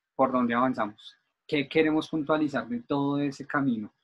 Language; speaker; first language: Spanish; native; Spanish